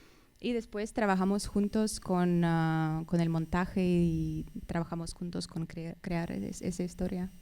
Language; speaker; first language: Spanish; non-native, fluent; Russian